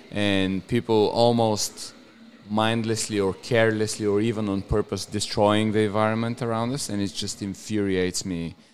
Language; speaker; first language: English; non-native, fluent; Bulgarian